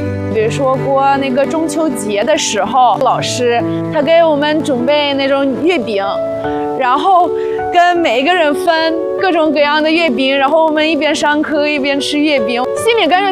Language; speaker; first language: Chinese; non-native, fluent; Russian